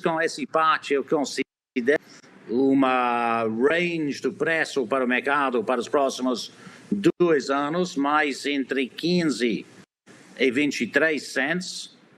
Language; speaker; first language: Portuguese; non-native, fluent; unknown